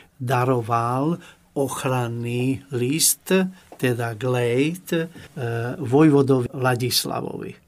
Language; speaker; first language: Slovak; non-native, local second language; Hungarian